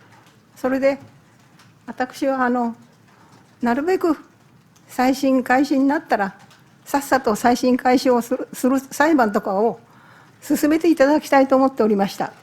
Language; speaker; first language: Japanese; native; Japanese